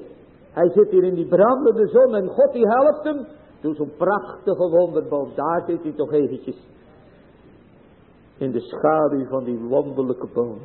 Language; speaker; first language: Dutch; native; Dutch